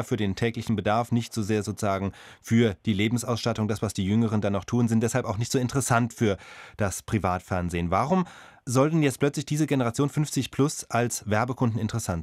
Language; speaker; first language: German; native; German